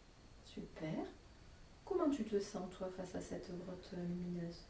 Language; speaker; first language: French; native; French